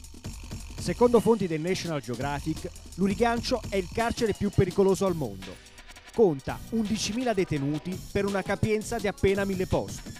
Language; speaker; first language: Italian; native; Italian